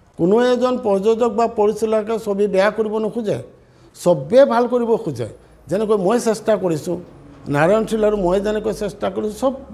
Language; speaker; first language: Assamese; native; Assamese